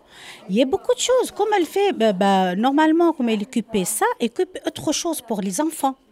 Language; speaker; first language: French; non-native, learner; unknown